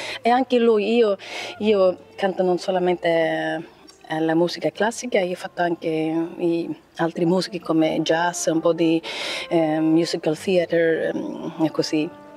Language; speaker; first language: Italian; non-native, learner; Swedish